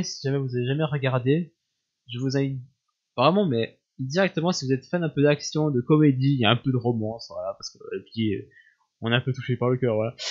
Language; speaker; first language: French; native; French